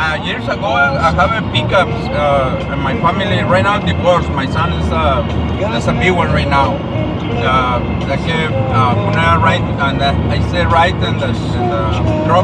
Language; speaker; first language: English; non-native, learner; Spanish